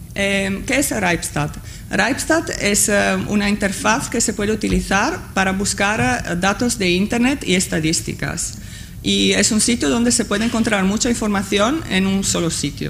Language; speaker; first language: Spanish; non-native, fluent; Italian